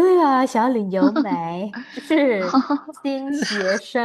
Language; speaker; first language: Chinese; non-native, fluent; Indonesian